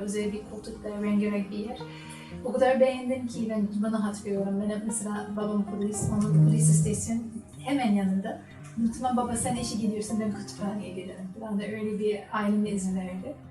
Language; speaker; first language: Turkish; non-native, learner; English